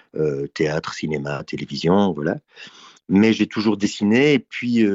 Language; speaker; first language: French; native; French